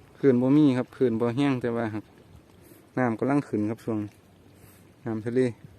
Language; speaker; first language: Thai; native; Thai